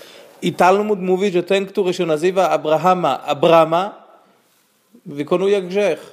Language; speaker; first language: Polish; non-native, fluent; Hebrew